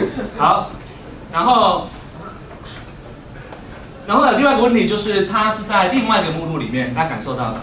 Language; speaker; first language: Chinese; native; Chinese